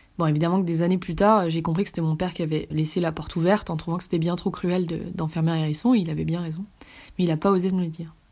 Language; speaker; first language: French; native; French